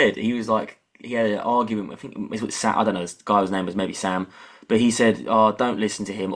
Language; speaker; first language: English; native; English